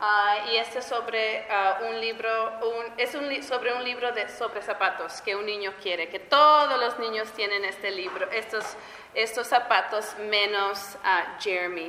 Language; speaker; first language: Spanish; early bilingual, heritage; Spanish